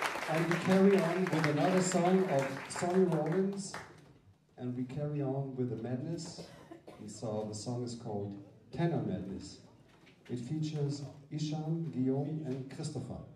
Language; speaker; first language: English; non-native, fluent; German